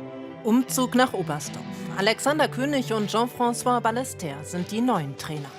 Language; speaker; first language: German; native; German